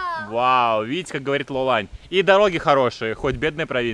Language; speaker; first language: Russian; native; Russian